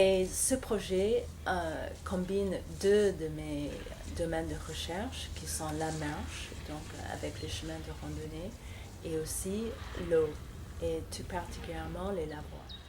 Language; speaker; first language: French; non-native, fluent; English